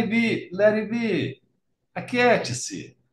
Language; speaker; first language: Portuguese; native; Portuguese